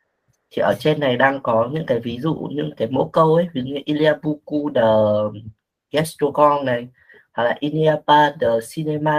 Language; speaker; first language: Vietnamese; native; Vietnamese